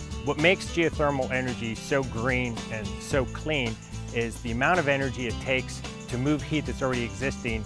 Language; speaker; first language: English; native; English